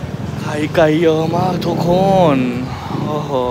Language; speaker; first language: Thai; non-native, fluent; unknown